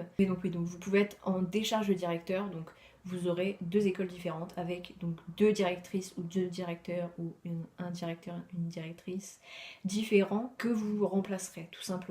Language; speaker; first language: French; native; French